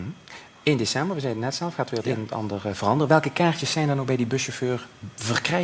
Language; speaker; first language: Dutch; native; Dutch